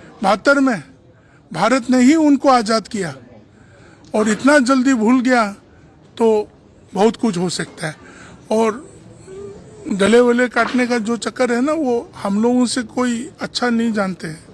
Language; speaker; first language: Hindi; non-native, local second language; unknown